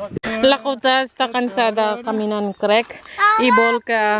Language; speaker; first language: Catalan; non-native, learner; Filipino